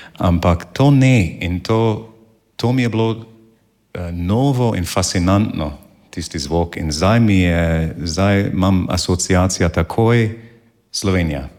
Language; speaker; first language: Slovenian; non-native, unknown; English